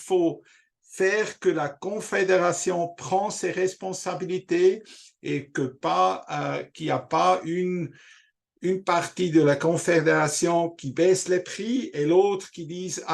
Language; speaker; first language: French; non-native, local second language; German